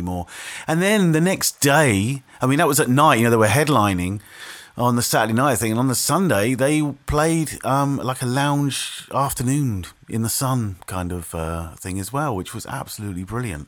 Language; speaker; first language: English; native; English